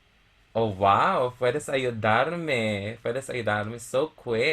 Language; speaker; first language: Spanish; non-native, fluent; Filipino